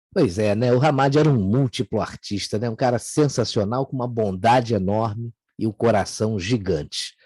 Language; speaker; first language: Portuguese; native; Portuguese